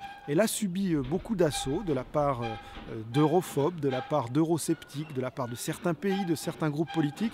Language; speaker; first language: French; native; French